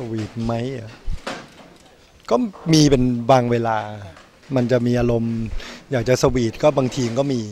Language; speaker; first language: Thai; native; Thai